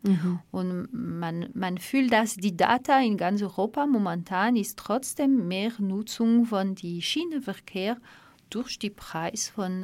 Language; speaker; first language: German; non-native, fluent; French